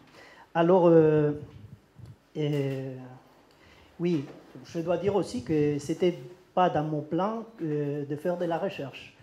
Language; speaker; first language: French; non-native, learner; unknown